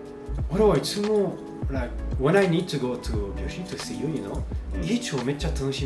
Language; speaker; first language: Japanese; non-native, learner; French